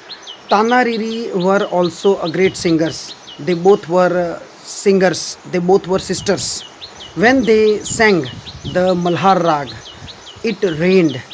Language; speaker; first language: English; non-native, learner; Gujarati